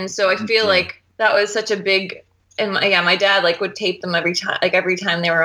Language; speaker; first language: English; native; English